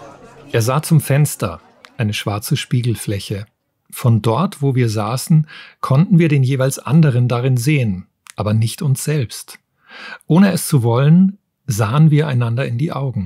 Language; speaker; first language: German; native; German